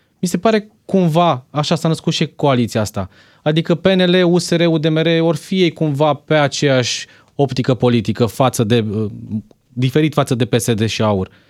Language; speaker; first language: Romanian; native; Romanian